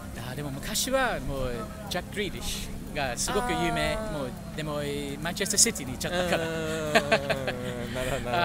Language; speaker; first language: Japanese; non-native, fluent; English